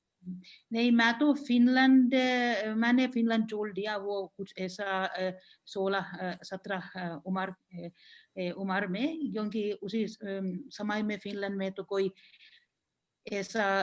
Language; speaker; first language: Hindi; non-native, fluent; Finnish